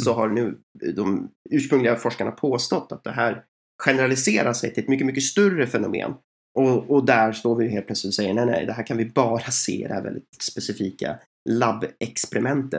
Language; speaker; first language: Swedish; native; Swedish